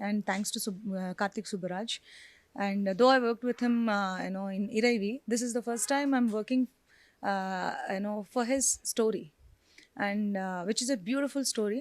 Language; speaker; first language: English; non-native, local second language; Telugu